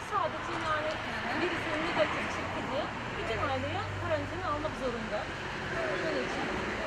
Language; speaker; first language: Turkish; non-native, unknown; Russian